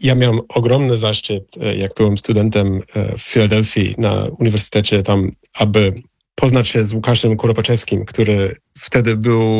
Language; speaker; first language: Polish; non-native, fluent; English